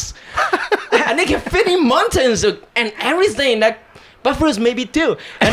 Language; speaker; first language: English; non-native, fluent; Chinese